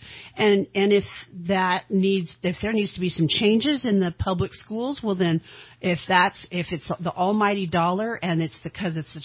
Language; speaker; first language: English; native; English